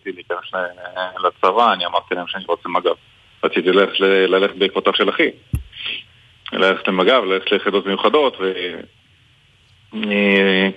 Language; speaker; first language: Hebrew; native; Hebrew